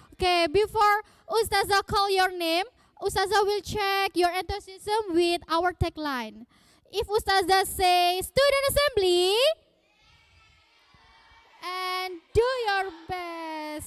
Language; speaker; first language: English; non-native, fluent; Indonesian